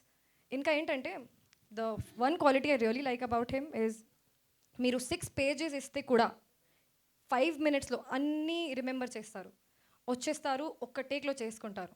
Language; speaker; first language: Telugu; non-native, local second language; Hindi